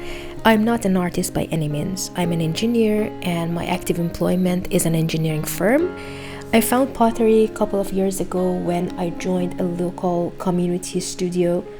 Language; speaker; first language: English; non-native, fluent; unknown